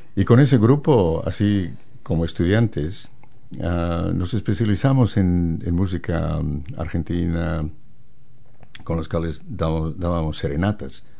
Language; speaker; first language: Spanish; native; Spanish